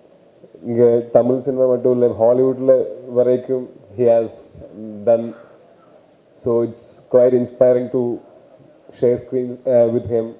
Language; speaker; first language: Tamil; non-native, learner; Malayalam